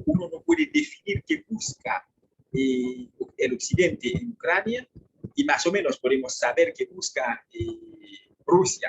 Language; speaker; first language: Spanish; non-native, fluent; French